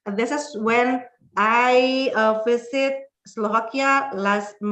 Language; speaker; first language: English; non-native, fluent; Indonesian